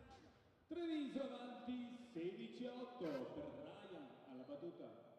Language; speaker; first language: Italian; native; Italian